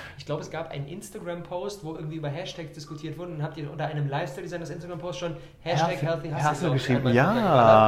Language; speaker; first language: German; native; German